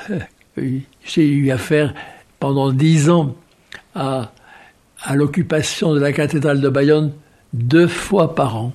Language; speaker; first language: French; native; French